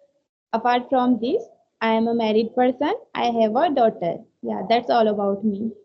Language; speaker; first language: English; non-native, learner; Hindi